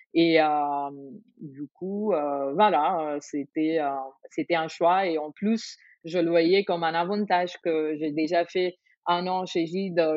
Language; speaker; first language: French; non-native, fluent; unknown